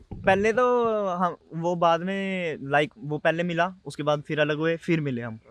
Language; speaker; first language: Hindi; native; Hindi